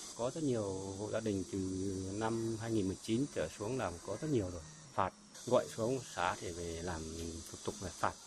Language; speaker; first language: Vietnamese; non-native, local second language; Hmong